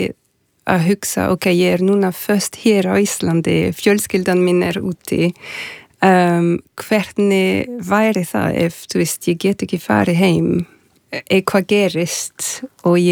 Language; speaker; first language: Icelandic; non-native, fluent; French